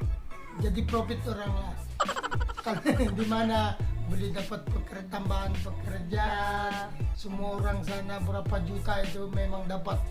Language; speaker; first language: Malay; non-native, learner; Filipino